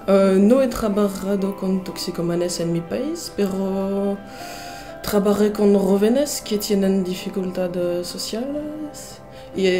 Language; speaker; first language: Spanish; non-native, learner; French